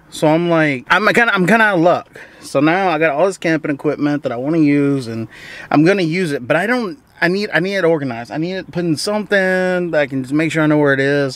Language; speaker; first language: English; early bilingual, other home language; Spanish